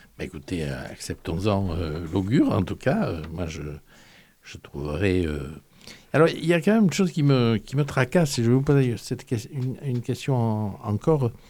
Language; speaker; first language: French; native; French